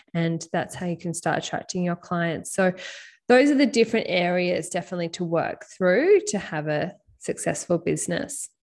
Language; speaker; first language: English; native; English